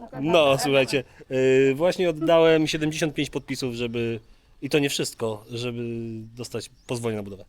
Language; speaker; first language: Polish; native; Polish